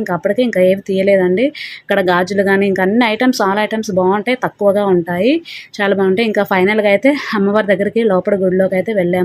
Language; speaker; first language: Telugu; native; Telugu